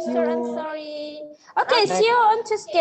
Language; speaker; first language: English; non-native, learner; Indonesian